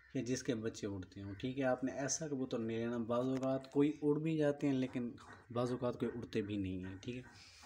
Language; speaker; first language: Urdu; non-native, local second language; Punjabi